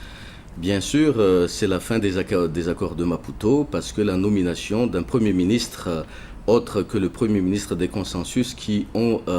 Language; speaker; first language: French; non-native, local second language; Malagasy